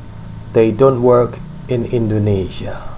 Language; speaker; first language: English; non-native, fluent; Indonesian